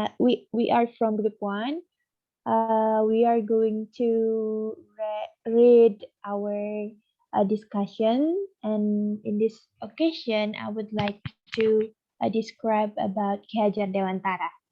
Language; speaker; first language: English; non-native, learner; Indonesian